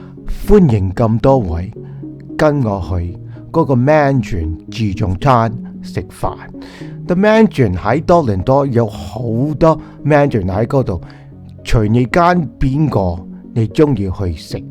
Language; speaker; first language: Cantonese; early bilingual, heritage; Cantonese